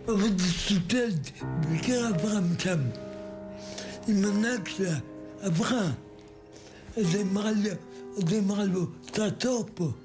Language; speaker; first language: Hebrew; early bilingual, other home language; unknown